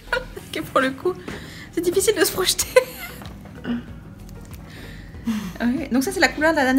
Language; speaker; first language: French; native; French